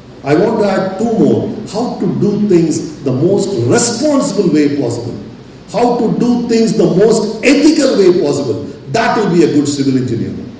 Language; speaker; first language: English; non-native, local second language; Kannada